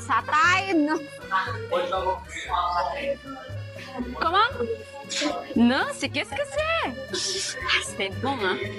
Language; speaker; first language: French; non-native, fluent; Indonesian